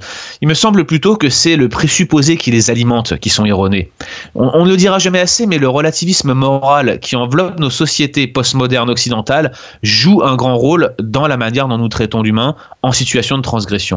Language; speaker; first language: French; native; French